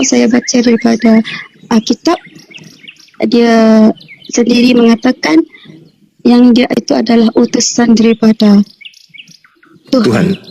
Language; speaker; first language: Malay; non-native, local second language; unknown